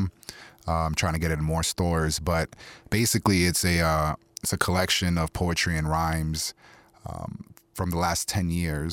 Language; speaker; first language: English; early bilingual, other home language; Spanish